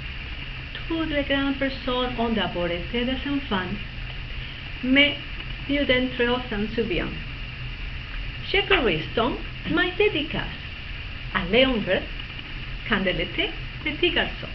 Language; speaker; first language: French; non-native, learner; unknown